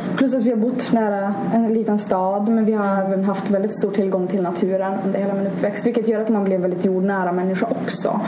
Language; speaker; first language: Swedish; native; Swedish